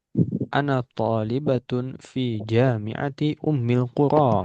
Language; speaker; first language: Arabic; non-native, fluent; Indonesian